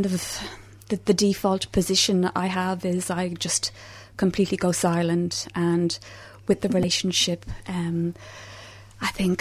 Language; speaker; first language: English; native; English